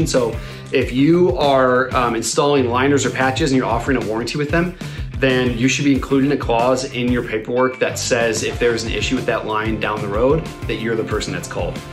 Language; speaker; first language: English; native; English